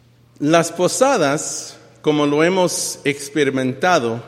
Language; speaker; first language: Spanish; early bilingual, heritage; Spanish